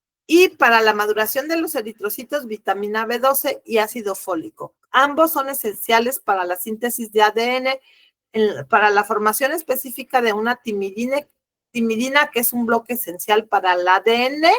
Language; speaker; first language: Spanish; native; Spanish